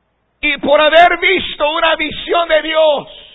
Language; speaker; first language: Spanish; non-native, fluent; English